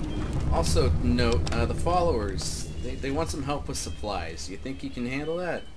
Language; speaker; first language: English; native; English